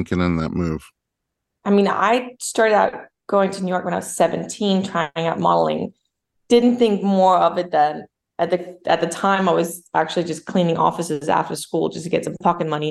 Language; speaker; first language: English; non-native, fluent; Danish